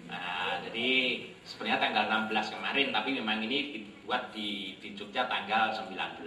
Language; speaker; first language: Indonesian; non-native, local second language; Javanese